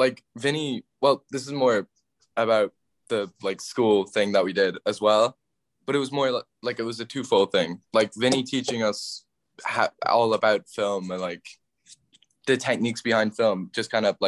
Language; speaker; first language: English; native; English